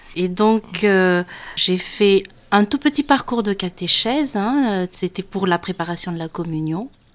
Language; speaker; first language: French; non-native, local second language; Malagasy